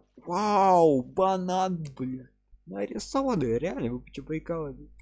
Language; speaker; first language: Russian; non-native, local second language; Ukrainian